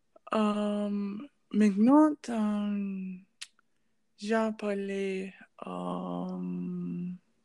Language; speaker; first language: French; non-native, learner; English